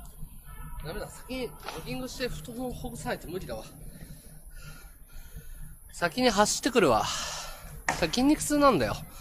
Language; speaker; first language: Japanese; native; Japanese